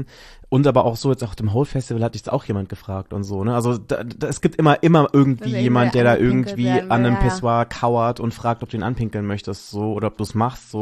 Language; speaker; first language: German; native; German